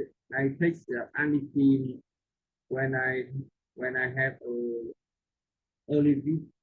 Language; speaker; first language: English; non-native, learner; Vietnamese